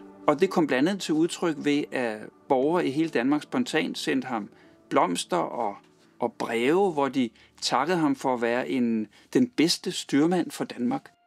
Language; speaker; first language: Danish; native; Danish